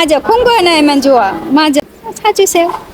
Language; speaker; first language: Korean; non-native, learner; Bangla